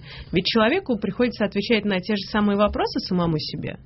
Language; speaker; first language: Russian; native; Russian